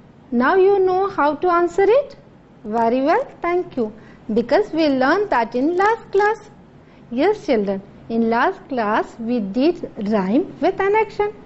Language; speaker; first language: English; non-native, local second language; Gujarati